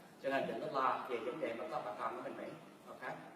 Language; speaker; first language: Vietnamese; early bilingual, heritage; Vietnamese